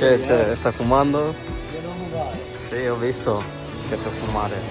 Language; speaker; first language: Italian; non-native, learner; Bangla